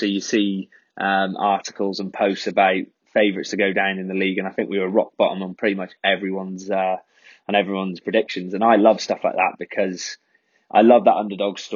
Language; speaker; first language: English; native; English